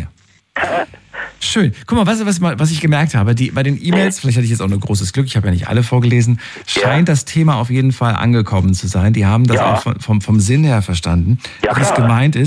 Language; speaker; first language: German; native; German